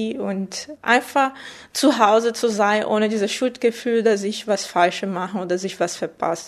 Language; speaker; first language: German; non-native, fluent; Portuguese